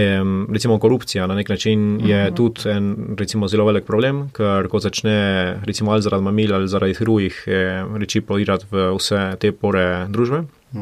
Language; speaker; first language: Slovenian; early bilingual, heritage; Slovenian